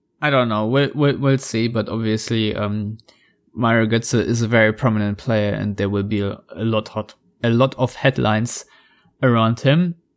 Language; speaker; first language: English; non-native, fluent; German